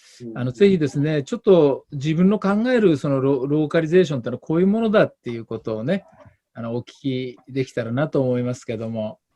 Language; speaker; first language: Japanese; native; Japanese